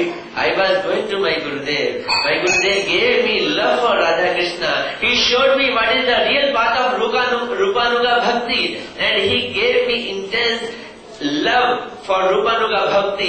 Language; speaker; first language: English; non-native, local second language; Hindi